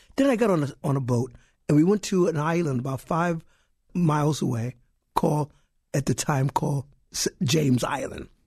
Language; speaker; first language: English; native; English